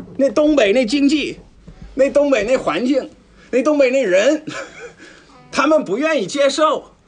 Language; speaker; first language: Chinese; non-native, fluent; English